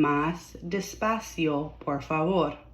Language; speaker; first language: Spanish; non-native, learner; English